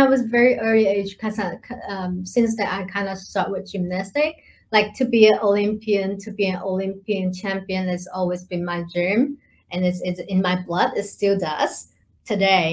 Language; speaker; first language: English; non-native, fluent; Chinese